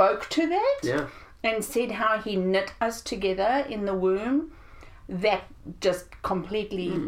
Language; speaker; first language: English; native; English